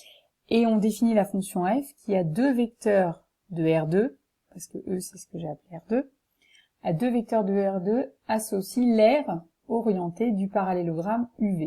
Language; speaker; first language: French; native; French